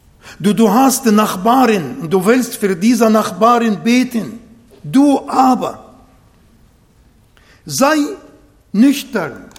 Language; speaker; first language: German; non-native, fluent; Arabic